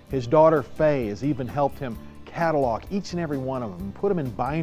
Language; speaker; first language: English; native; English